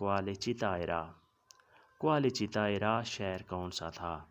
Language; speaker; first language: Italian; non-native, learner; Urdu